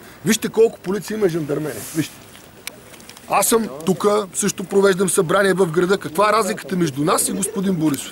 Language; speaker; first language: Bulgarian; native; Bulgarian